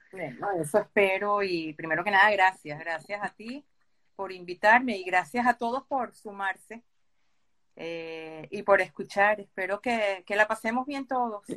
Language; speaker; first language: Spanish; early bilingual, other home language; Hebrew